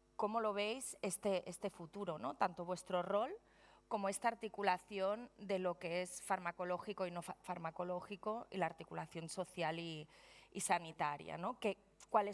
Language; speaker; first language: Spanish; non-native, local second language; Catalan